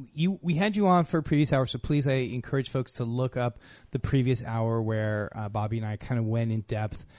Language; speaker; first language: English; native; English